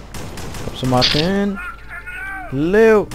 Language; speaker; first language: Danish; native; Danish